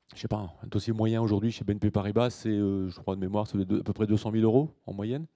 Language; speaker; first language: French; native; French